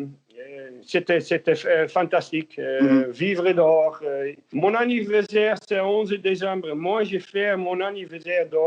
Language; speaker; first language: French; non-native, learner; Dutch